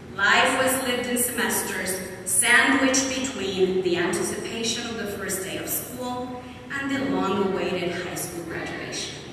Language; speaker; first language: English; non-native, local second language; Spanish